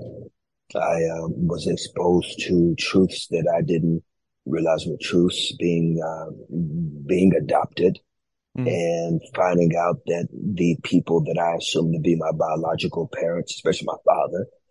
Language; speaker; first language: English; native; English